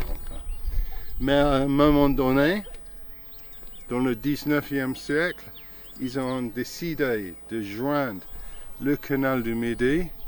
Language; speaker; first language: French; non-native, fluent; English